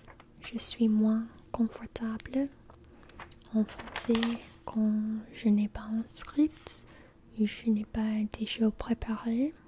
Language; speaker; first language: French; non-native, learner; English